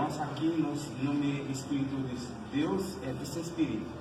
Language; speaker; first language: Portuguese; non-native, learner; Haitian Creole